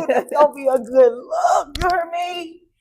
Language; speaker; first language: English; native; English